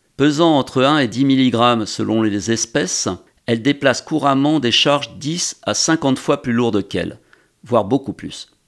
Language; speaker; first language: French; native; French